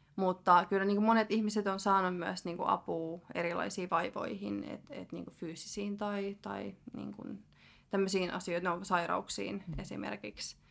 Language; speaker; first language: Finnish; early bilingual, other home language; Russian